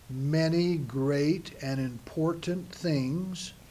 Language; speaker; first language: English; native; English